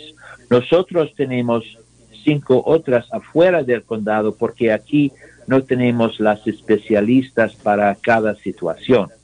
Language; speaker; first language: Spanish; non-native, learner; English